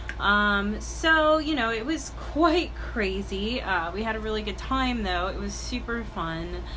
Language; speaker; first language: English; native; English